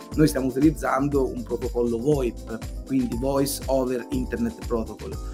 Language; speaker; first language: Italian; native; Italian